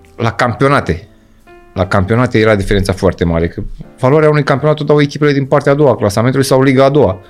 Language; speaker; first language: Romanian; native; Romanian